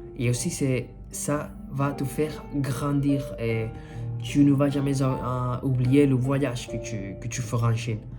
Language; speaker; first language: French; non-native, fluent; Spanish